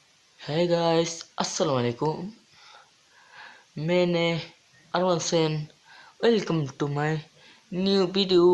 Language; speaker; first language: Hindi; non-native, learner; Bangla